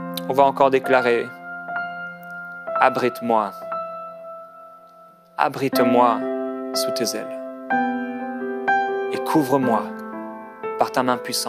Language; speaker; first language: French; non-native, local second language; Haitian Creole